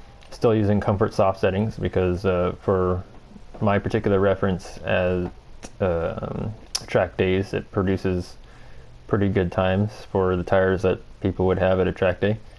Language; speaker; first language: English; native; English